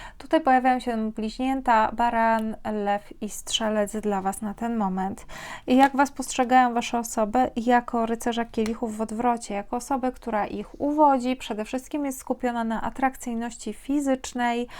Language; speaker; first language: Polish; native; Polish